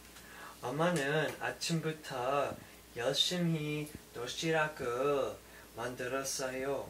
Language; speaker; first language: Korean; non-native, fluent; English